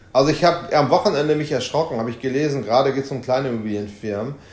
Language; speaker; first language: German; native; German